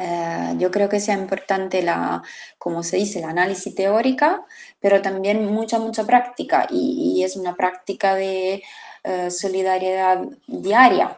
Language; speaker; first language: Spanish; non-native, fluent; Italian